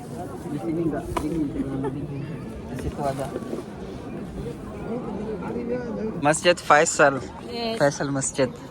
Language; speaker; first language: Indonesian; non-native, learner; Urdu